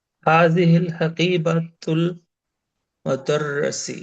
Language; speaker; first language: Arabic; non-native, learner; English